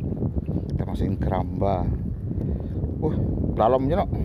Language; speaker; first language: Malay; non-native, local second language; Balinese